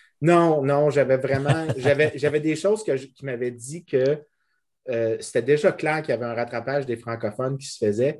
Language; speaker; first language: French; native; French